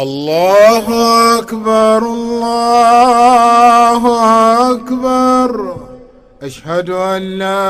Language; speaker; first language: Arabic; native; Arabic